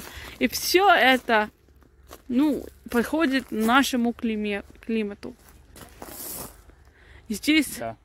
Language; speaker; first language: Russian; non-native, learner; English